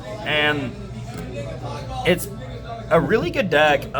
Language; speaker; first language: English; native; English